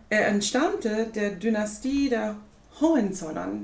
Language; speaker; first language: German; non-native, fluent; English